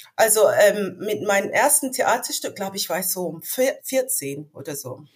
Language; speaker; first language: German; non-native, fluent; English